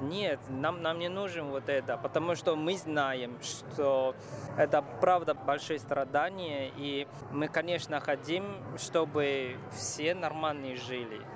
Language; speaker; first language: Russian; non-native, fluent; Chinese